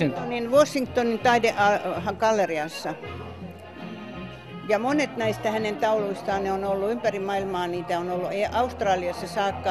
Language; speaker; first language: Finnish; non-native, fluent; Estonian